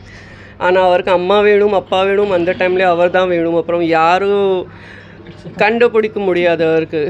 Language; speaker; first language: Tamil; non-native, fluent; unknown